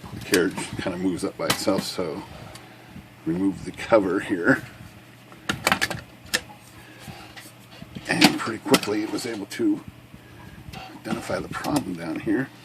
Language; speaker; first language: English; native; English